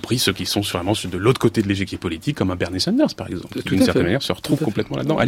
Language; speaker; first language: French; native; French